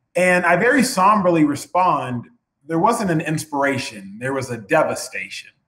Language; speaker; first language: English; native; English